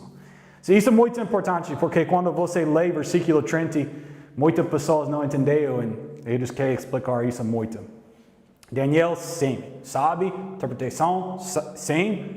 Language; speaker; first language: Portuguese; non-native, learner; English